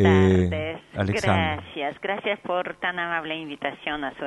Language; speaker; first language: Spanish; non-native, fluent; Polish